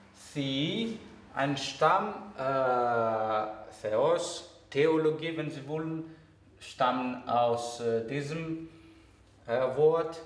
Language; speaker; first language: German; non-native, fluent; Greek